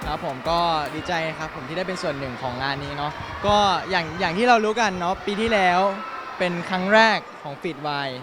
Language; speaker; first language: Thai; native; Thai